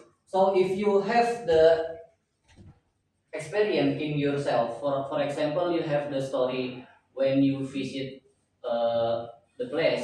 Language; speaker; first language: English; non-native, learner; Indonesian